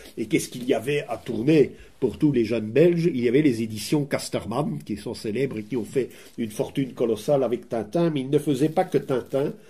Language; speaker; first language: French; native; French